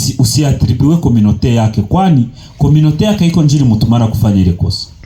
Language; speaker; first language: Swahili; native; Swahili